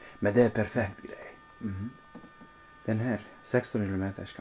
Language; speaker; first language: Swedish; non-native, learner; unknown